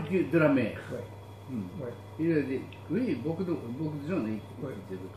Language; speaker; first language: French; non-native, learner; Japanese